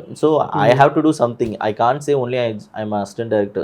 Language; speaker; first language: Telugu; early bilingual, heritage; Telugu